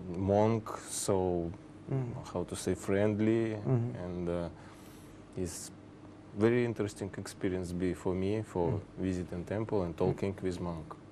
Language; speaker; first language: English; non-native, learner; Russian